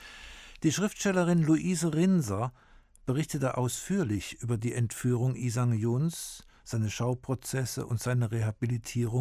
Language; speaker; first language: German; native; German